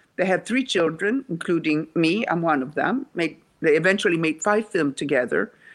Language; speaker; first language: English; non-native, fluent; Italian